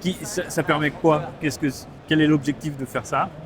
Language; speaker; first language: French; native; French